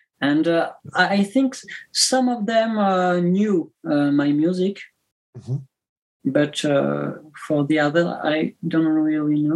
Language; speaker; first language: English; non-native, learner; French